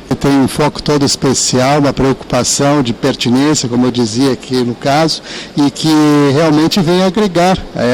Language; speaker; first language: Portuguese; native; Portuguese